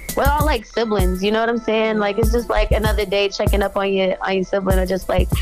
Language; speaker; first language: English; native; English